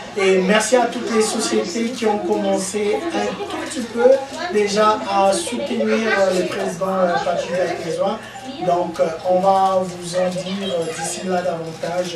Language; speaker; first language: French; non-native, local second language; Lingala